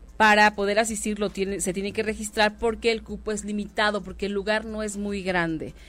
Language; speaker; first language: Spanish; native; Spanish